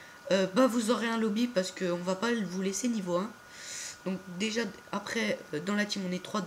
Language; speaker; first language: French; native; French